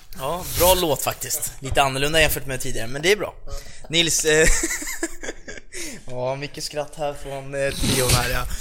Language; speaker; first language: Swedish; native; Swedish